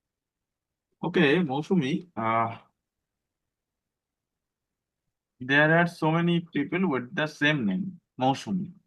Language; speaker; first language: English; non-native, local second language; Bangla